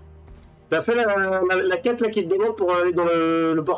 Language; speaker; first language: French; native; French